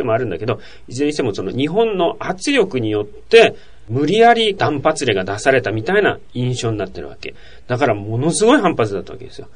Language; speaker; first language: Japanese; native; Japanese